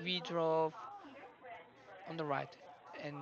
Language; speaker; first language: English; non-native, learner; Korean